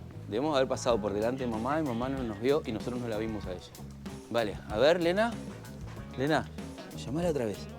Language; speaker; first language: Spanish; native; Spanish